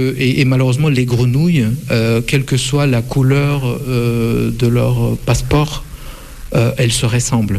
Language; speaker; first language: French; non-native, fluent; Russian